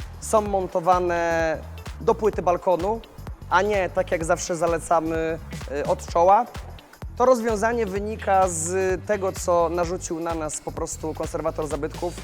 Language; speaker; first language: Polish; native; Polish